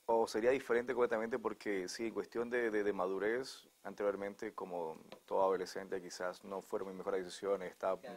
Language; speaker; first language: Spanish; native; Spanish